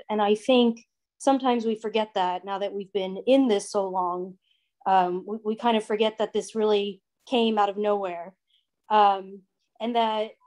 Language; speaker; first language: English; native; English